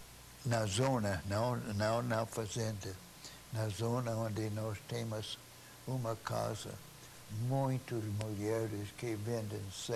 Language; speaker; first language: Portuguese; non-native, fluent; English